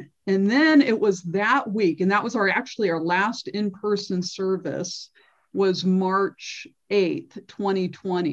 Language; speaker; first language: English; native; English